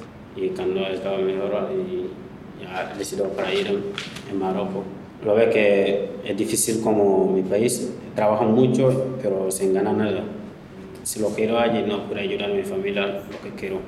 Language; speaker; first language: Spanish; non-native, learner; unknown